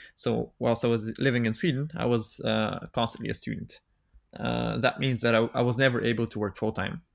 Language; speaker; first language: English; non-native, fluent; Bulgarian